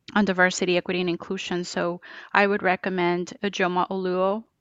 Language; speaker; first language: English; non-native, fluent; Spanish